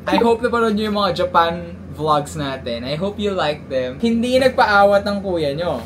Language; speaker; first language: Filipino; native; Filipino